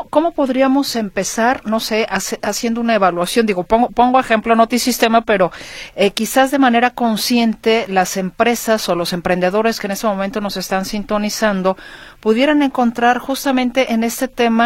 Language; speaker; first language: Spanish; native; Spanish